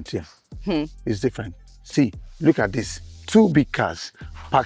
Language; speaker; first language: English; non-native, local second language; Igbo